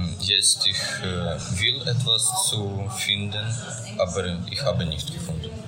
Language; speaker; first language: German; non-native, learner; Ukrainian